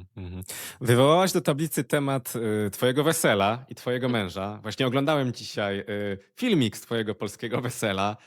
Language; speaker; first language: Polish; native; Polish